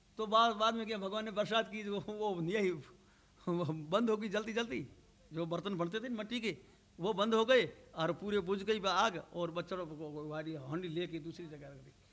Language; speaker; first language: Hindi; non-native, local second language; Rajasthani